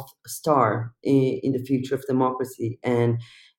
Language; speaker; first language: English; non-native, fluent; Turkish